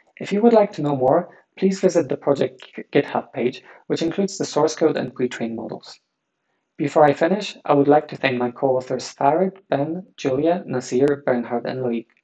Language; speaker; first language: English; non-native, fluent; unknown